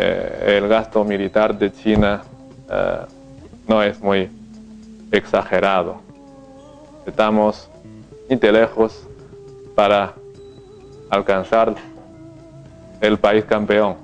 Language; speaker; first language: Spanish; non-native, fluent; Chinese